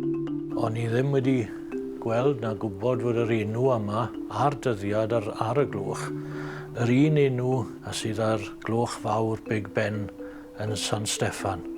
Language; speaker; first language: Welsh; native; Welsh